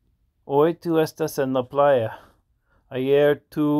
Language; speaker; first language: Spanish; non-native, learner; English